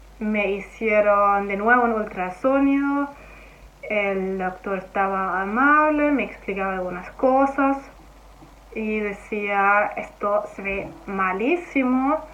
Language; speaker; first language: Spanish; non-native, fluent; German